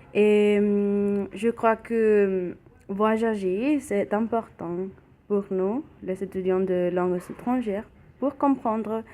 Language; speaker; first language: French; non-native, learner; Spanish